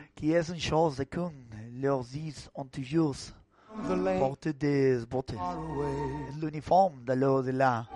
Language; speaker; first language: French; non-native, learner; Spanish